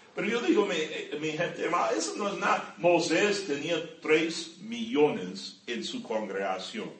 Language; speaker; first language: Spanish; non-native, fluent; English